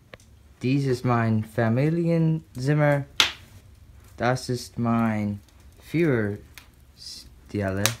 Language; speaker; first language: German; non-native, learner; English